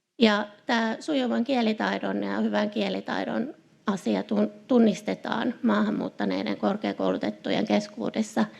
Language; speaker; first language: Finnish; native; Finnish